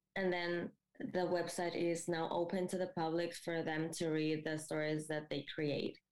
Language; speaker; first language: English; non-native, fluent; Spanish